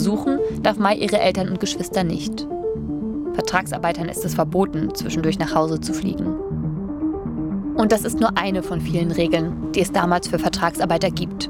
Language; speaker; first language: German; native; German